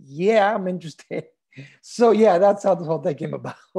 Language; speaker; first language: English; early bilingual, other home language; Spanish